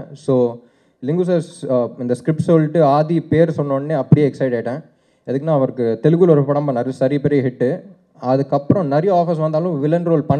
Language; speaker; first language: Tamil; non-native, local second language; Telugu